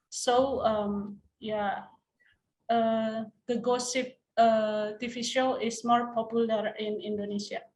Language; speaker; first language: English; non-native, learner; Indonesian